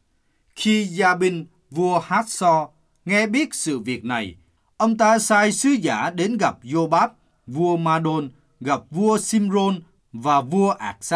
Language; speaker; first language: Vietnamese; native; Vietnamese